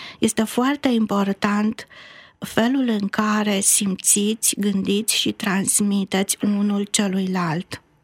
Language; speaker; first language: Romanian; native; Romanian